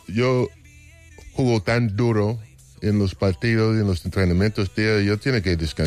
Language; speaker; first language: Spanish; non-native, fluent; English